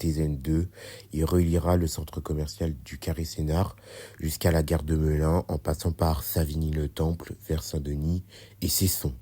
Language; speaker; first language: French; native; French